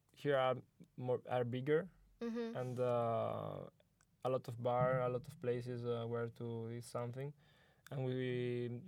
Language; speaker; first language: English; non-native, learner; Italian